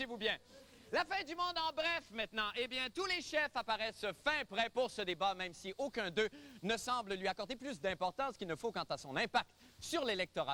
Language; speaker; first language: French; native; French